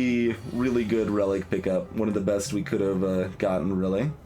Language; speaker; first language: English; native; English